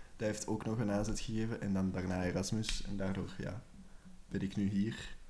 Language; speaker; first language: Dutch; native; Dutch